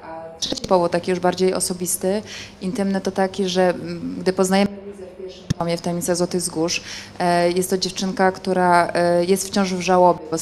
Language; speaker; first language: Polish; native; Polish